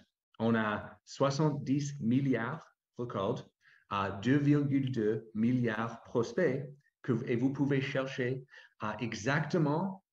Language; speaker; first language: French; non-native, fluent; English